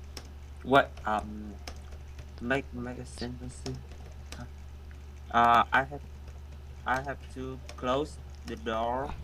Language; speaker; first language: English; non-native, learner; Vietnamese